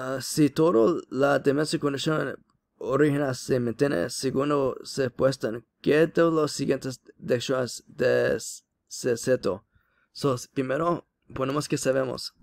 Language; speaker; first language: Spanish; non-native, learner; English